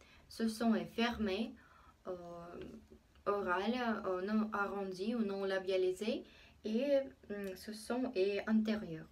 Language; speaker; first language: French; non-native, fluent; Russian